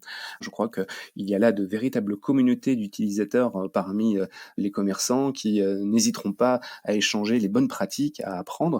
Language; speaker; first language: French; native; French